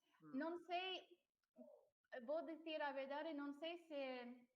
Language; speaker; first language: Spanish; non-native, fluent; English